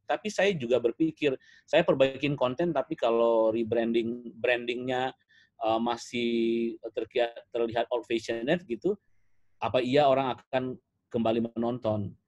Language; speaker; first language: Indonesian; native; Indonesian